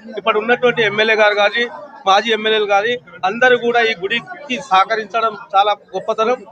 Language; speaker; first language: Telugu; non-native, local second language; Lambadi